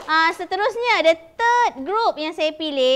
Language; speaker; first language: Malay; native; Malay